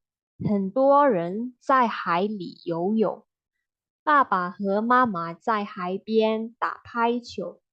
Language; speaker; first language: Chinese; non-native, fluent; Burmese